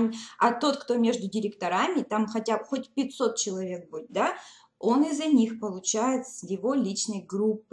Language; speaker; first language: Russian; native; Russian